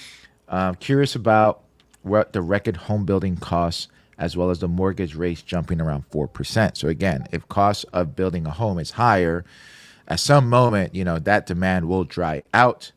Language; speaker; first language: English; native; English